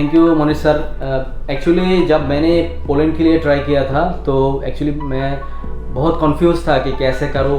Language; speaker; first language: Hindi; non-native, fluent; Bangla